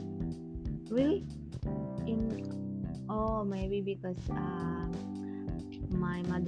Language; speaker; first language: English; non-native, learner; Indonesian